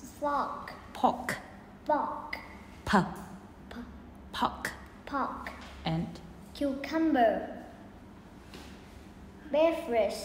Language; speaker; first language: English; non-native, learner; Vietnamese